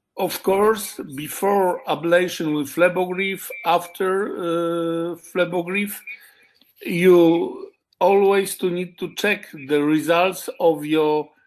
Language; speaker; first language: English; non-native, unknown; Polish